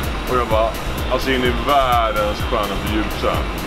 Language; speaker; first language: Swedish; native; Swedish